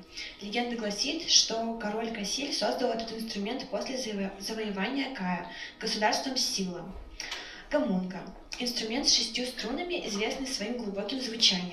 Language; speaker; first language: Russian; native; Russian